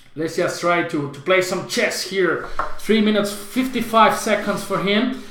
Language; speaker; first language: English; non-native, fluent; Spanish